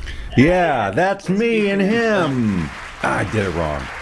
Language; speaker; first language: English; native; English